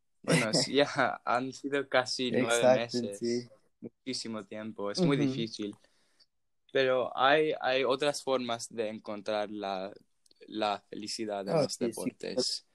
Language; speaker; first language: Spanish; non-native, fluent; English